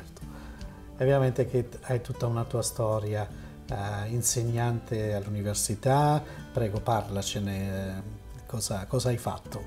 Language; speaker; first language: Italian; native; Italian